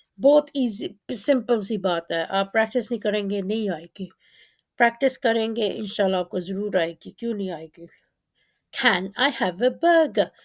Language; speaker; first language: Urdu; non-native, local second language; Punjabi